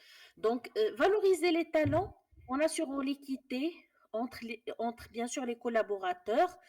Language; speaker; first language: French; non-native, local second language; Arabic